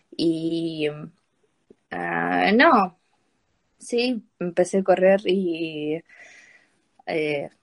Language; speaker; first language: Spanish; non-native, learner; Ukrainian